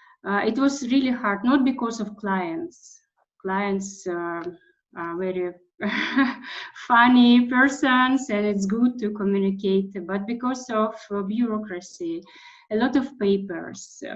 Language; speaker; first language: English; non-native, fluent; Russian